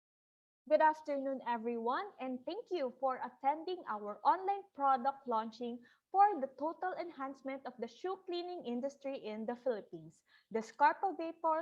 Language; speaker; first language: English; non-native, local second language; Filipino